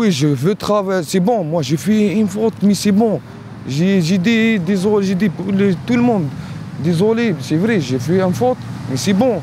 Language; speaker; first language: French; non-native, learner; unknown